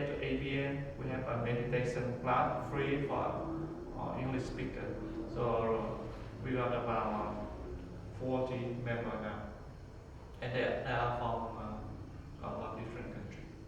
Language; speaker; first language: English; non-native, learner; Vietnamese